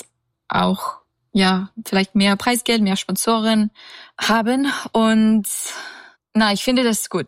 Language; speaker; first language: German; non-native, learner; English